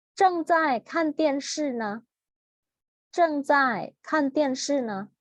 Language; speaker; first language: Chinese; non-native, fluent; Thai